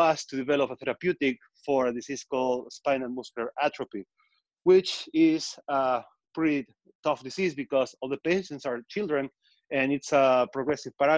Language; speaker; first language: English; non-native, fluent; Spanish